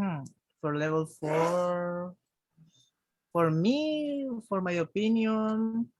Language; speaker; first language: English; non-native, learner; Spanish